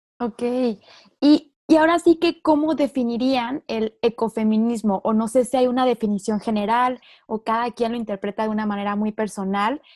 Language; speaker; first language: Spanish; native; Spanish